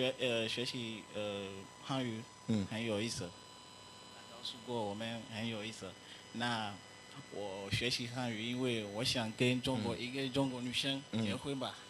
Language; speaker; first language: Chinese; non-native, learner; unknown